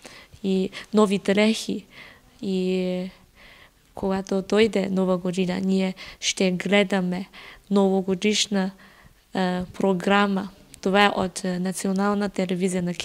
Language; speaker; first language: Bulgarian; non-native, fluent; Chinese